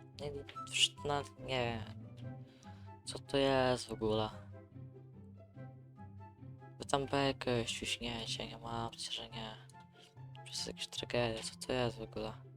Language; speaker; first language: Polish; native; Polish